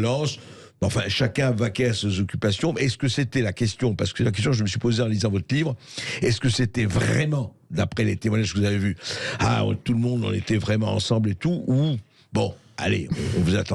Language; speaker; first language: French; native; French